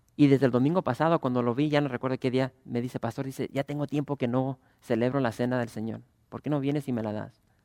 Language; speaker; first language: Spanish; early bilingual, other home language; English